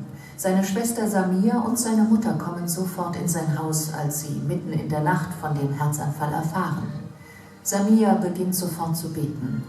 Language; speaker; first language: German; native; German